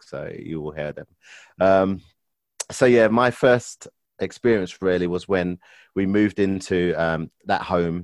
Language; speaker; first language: English; native; English